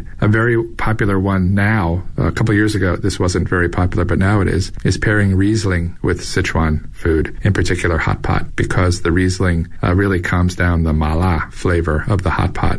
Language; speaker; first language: English; native; English